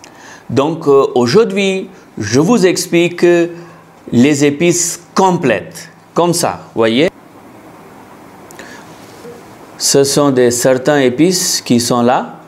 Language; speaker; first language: French; non-native, fluent; Hindi